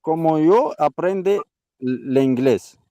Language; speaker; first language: Spanish; non-native, learner; Arabic